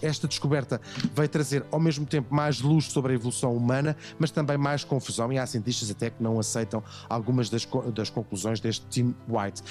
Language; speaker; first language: Portuguese; native; Portuguese